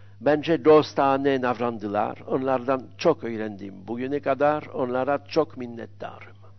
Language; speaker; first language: Turkish; non-native, fluent; French